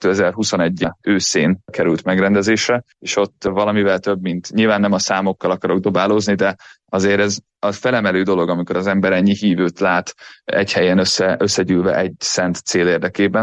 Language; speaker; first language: Hungarian; native; Hungarian